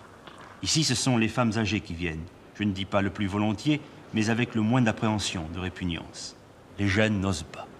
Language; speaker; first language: French; native; French